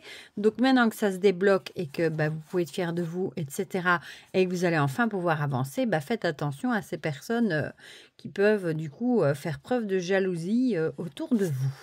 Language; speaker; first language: French; native; French